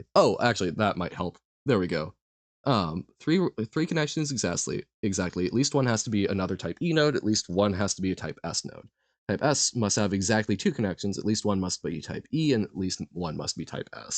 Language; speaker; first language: English; native; English